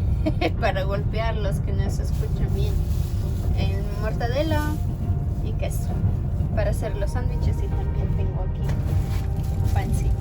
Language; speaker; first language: Spanish; non-native, local second language; Russian